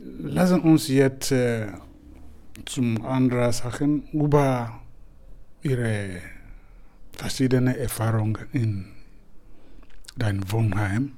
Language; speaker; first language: German; non-native, learner; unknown